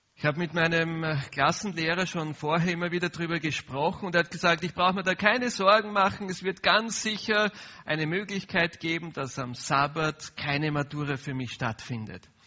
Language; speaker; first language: German; native; German